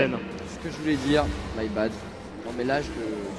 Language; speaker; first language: French; native; French